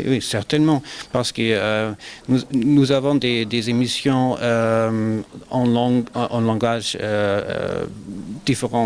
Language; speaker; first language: French; non-native, learner; German